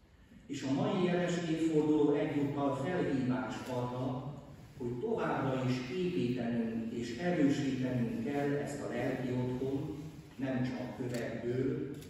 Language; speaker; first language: Hungarian; native; Hungarian